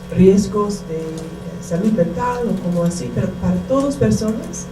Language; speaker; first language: Spanish; non-native, learner; English